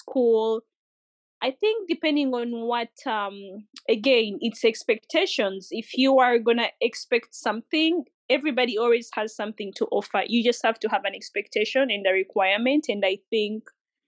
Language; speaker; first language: English; non-native, local second language; Ganda